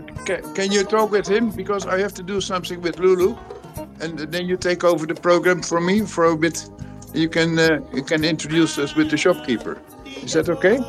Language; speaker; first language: English; non-native, fluent; Dutch